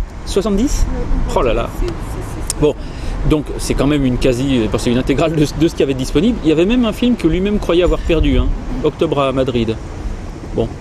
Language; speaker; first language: French; native; French